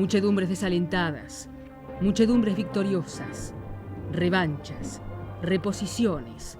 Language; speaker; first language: Spanish; native; Spanish